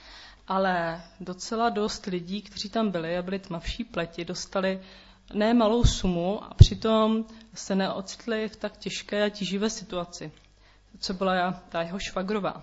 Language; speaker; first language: Czech; native; Czech